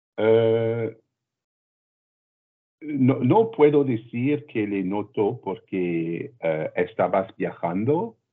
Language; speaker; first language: Spanish; non-native, learner; French